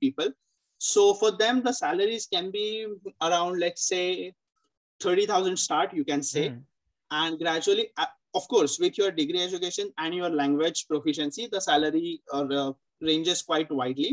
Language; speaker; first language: English; non-native, local second language; Marathi